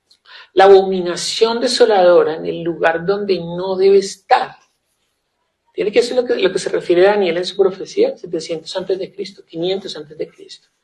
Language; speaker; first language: Spanish; native; Spanish